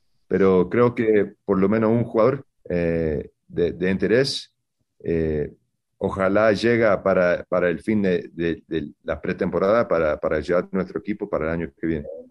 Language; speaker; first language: Spanish; early bilingual, heritage; Spanish